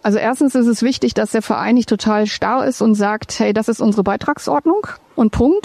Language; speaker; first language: German; native; German